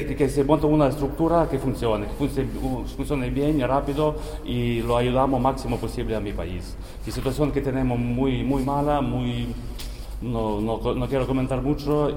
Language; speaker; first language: Spanish; non-native, learner; Ukrainian